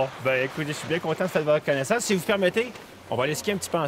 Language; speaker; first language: French; native; French